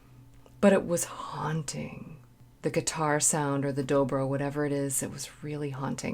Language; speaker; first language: English; native; English